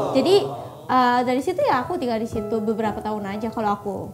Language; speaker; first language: Indonesian; non-native, fluent; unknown